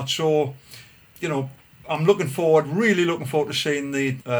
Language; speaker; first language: English; native; English